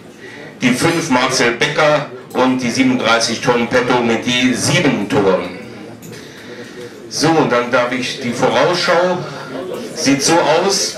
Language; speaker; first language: German; native; German